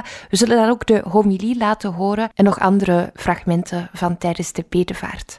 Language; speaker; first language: Dutch; native; Dutch